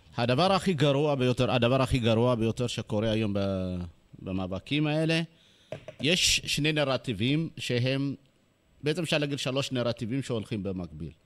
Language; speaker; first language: Hebrew; non-native, fluent; Amharic